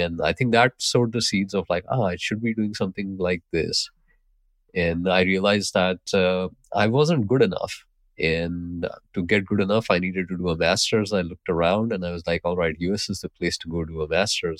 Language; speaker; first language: English; non-native, local second language; Hindi